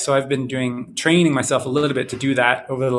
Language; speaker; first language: English; native; English